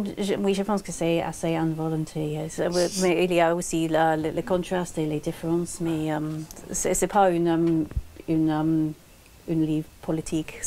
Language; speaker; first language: French; non-native, learner; English